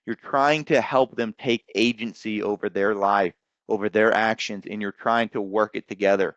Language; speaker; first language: English; native; English